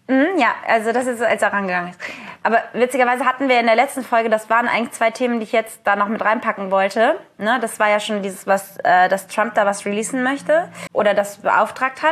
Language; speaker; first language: German; native; German